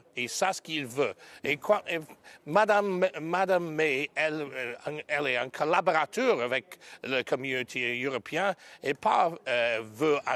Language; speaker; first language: French; non-native, learner; English